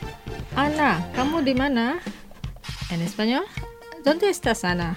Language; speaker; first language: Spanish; non-native, fluent; Indonesian